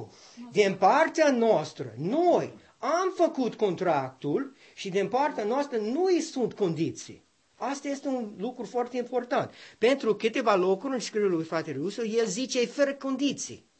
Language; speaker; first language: Romanian; non-native, learner; English